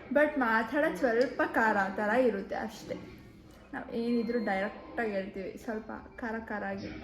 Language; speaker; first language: Kannada; native; Kannada